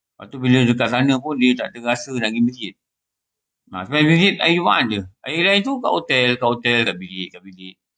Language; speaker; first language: Malay; native; Malay